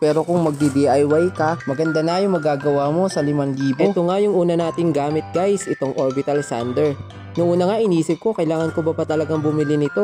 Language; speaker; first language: Filipino; native; Filipino